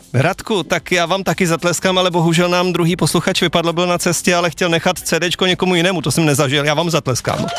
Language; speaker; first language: Czech; native; Czech